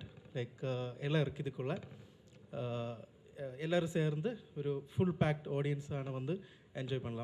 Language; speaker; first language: Tamil; non-native, fluent; Malayalam